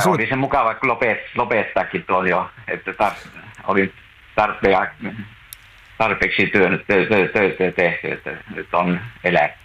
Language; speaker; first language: Finnish; native; Finnish